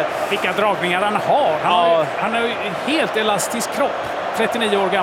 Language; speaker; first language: Swedish; native; Swedish